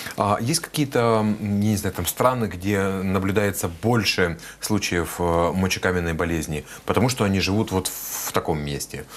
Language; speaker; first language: Russian; native; Russian